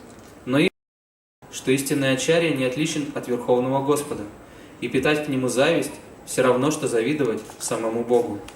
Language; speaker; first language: Russian; native; Russian